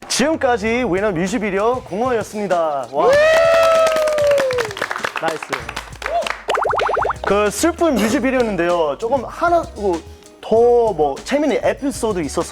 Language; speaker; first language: Korean; non-native, fluent; English